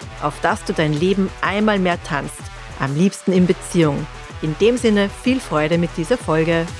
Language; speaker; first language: German; native; German